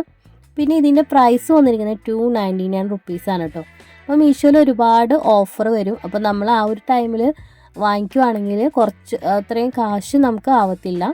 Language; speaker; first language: Malayalam; native; Malayalam